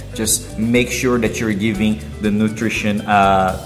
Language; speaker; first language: English; non-native, fluent; Portuguese